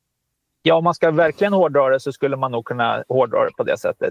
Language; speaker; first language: Swedish; native; Swedish